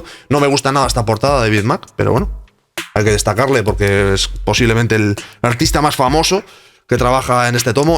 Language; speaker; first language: Spanish; native; Spanish